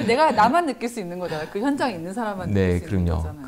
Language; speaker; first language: Korean; native; Korean